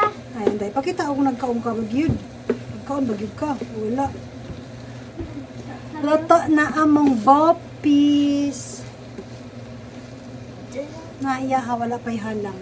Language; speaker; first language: Japanese; non-native, learner; Cebuano